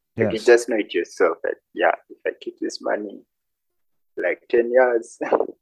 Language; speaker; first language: English; non-native, local second language; Ganda